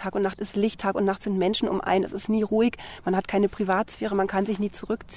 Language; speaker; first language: German; native; German